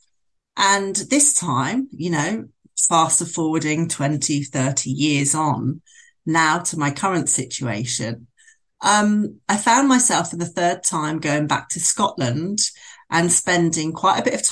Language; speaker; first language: English; native; English